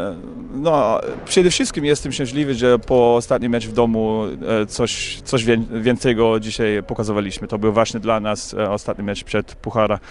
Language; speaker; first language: Polish; non-native, fluent; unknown